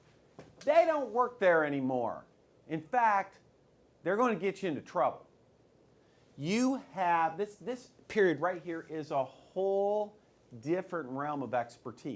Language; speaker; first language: English; native; English